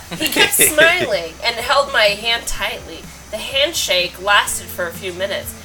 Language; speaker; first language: English; native; English